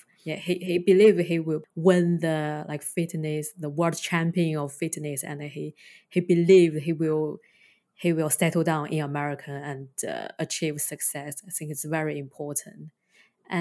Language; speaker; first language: English; non-native, fluent; Chinese